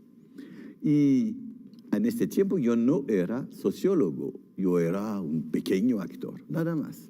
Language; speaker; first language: Spanish; non-native, fluent; French